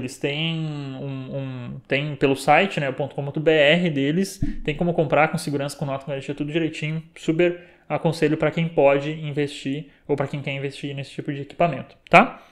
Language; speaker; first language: Portuguese; native; Portuguese